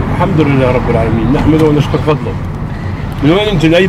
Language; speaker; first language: Arabic; native; Arabic